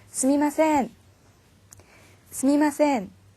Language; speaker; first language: Japanese; non-native, fluent; Korean